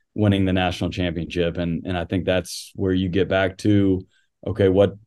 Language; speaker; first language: English; native; English